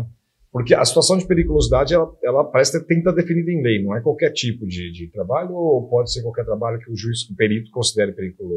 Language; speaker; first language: Portuguese; native; Portuguese